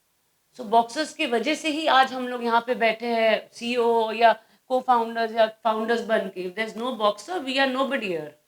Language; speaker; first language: Hindi; native; Hindi